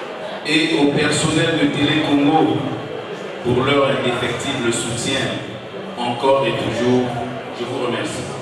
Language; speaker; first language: French; non-native, local second language; Lingala